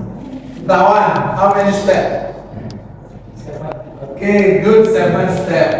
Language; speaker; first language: English; non-native, learner; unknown